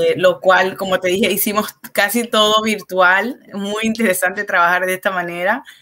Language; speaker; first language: Spanish; early bilingual, heritage; Spanish